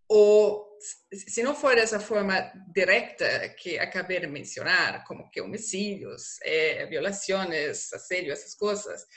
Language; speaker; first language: Spanish; non-native, fluent; German